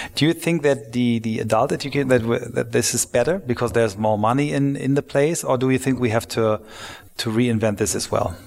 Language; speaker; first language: English; non-native, fluent; German